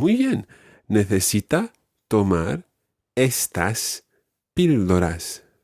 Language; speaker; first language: Spanish; non-native, fluent; English